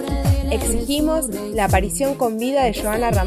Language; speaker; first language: Spanish; native; Spanish